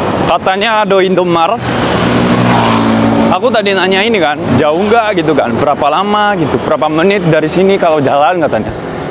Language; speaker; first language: Indonesian; non-native, fluent; Japanese